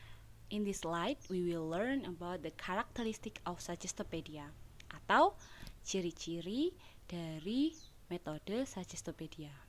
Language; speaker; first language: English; non-native, learner; Indonesian